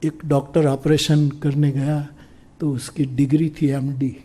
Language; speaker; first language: Hindi; non-native, local second language; Gujarati